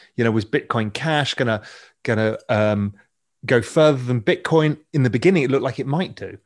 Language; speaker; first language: English; native; English